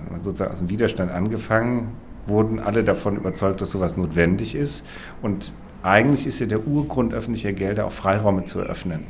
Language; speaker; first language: German; native; German